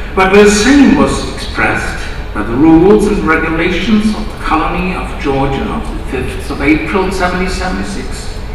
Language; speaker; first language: English; non-native, fluent; German